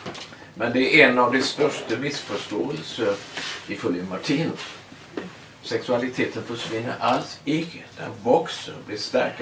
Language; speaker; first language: Swedish; non-native, learner; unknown